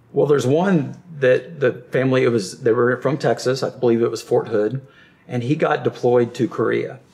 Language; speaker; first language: English; native; English